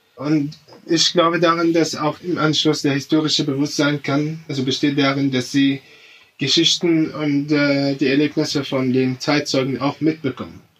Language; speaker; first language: German; non-native, fluent; Arabic